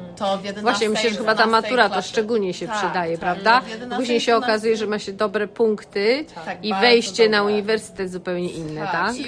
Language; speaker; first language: Polish; native; Polish